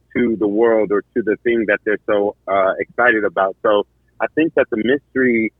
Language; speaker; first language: English; native; English